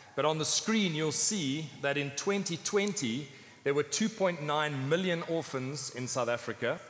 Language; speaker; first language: English; native; English